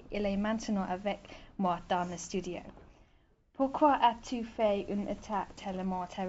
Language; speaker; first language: French; non-native, learner; English